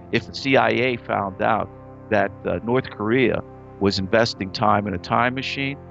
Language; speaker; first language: English; native; English